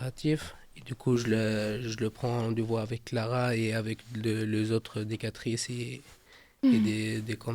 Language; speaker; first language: French; non-native, fluent; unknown